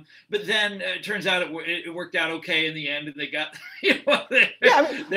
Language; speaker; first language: English; native; English